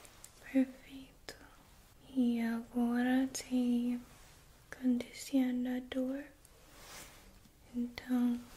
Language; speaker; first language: Portuguese; non-native, learner; English